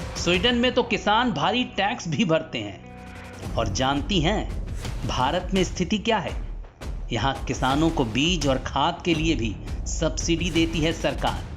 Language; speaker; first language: Hindi; native; Hindi